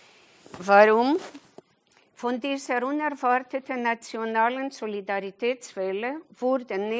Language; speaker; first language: German; non-native, fluent; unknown